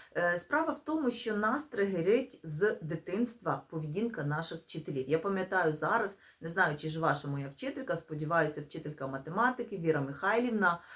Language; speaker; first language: Ukrainian; non-native, local second language; Russian